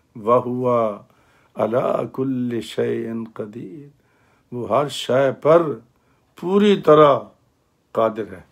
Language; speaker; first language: Urdu; native; Urdu